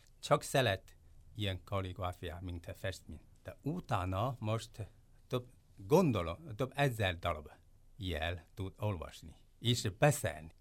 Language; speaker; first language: Hungarian; non-native, learner; Chinese